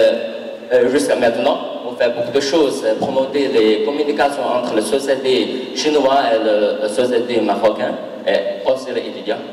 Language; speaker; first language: French; non-native, learner; Chinese